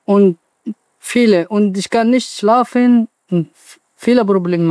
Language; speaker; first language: German; non-native, learner; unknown